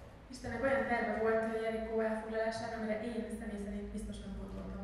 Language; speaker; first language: Hungarian; native; Hungarian